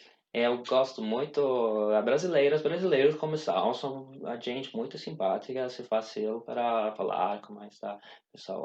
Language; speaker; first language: Portuguese; non-native, learner; Swedish